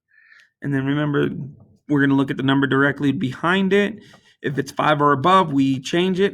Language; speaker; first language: English; native; English